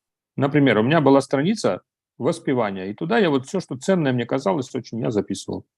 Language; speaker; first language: Russian; native; Russian